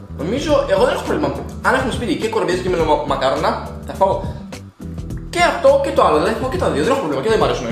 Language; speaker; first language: Greek; early bilingual, other home language; Russian